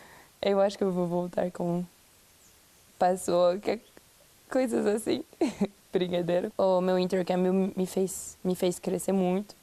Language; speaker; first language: Portuguese; non-native, fluent; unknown